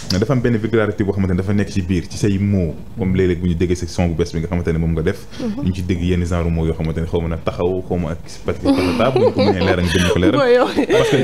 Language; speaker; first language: Wolof; native; Wolof